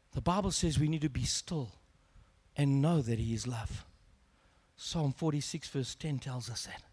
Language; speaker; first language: English; native; English